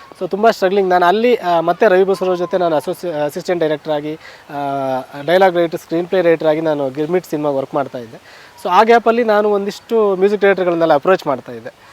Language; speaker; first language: Kannada; native; Kannada